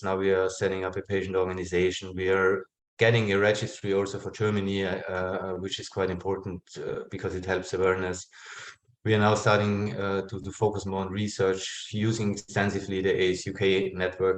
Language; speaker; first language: English; non-native, fluent; German